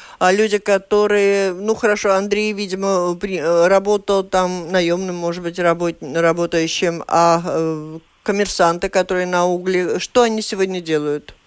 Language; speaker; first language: Russian; native; Russian